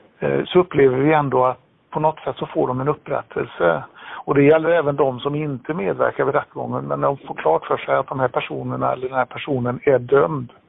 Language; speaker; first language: Swedish; native; Swedish